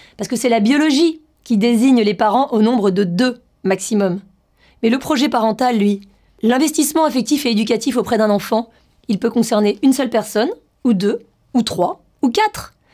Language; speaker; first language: French; native; French